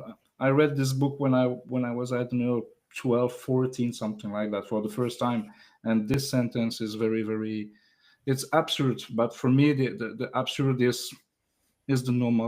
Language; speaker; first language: English; non-native, learner; French